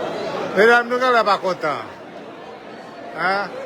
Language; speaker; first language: French; non-native, local second language; Haitian Creole